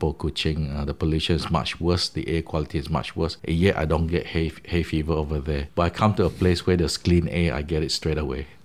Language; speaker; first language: English; non-native, local second language; Min Nan Chinese